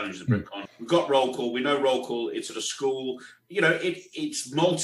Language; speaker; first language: English; native; English